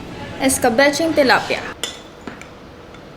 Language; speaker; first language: English; non-native, local second language; Filipino